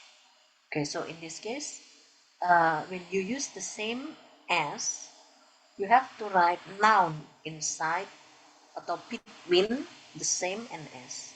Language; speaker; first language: English; non-native, fluent; Indonesian